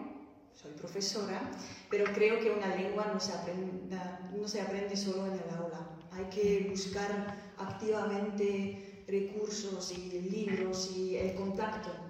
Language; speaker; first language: Spanish; non-native, fluent; Dutch